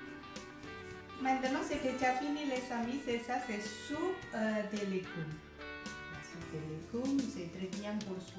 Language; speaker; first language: French; non-native, learner; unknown